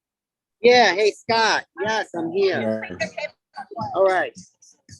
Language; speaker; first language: English; native; English